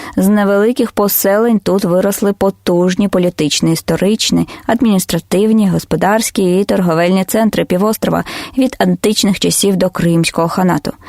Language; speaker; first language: Ukrainian; non-native, local second language; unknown